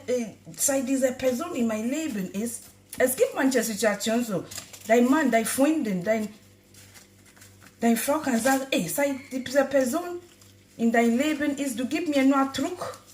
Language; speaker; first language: German; non-native, learner; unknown